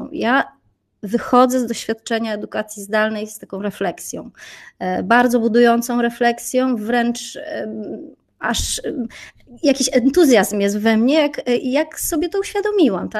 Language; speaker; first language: Polish; native; Polish